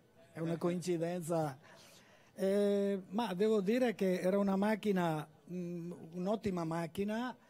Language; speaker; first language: Italian; native; Italian